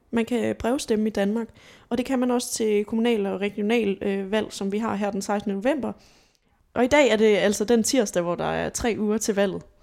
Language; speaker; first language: Danish; native; Danish